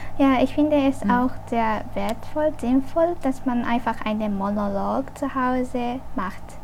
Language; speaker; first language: German; non-native, fluent; Japanese